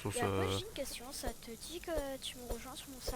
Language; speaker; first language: French; native; French